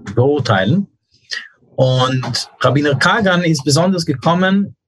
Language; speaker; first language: German; non-native, fluent; English